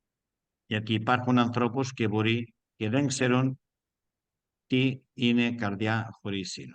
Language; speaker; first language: Greek; non-native, learner; Spanish